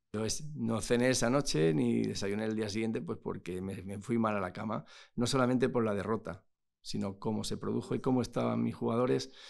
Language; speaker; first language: Spanish; native; Spanish